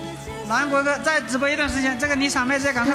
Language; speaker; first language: Chinese; native; Chinese